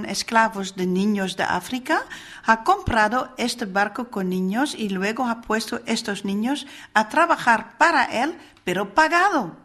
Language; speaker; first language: Spanish; non-native, fluent; Dutch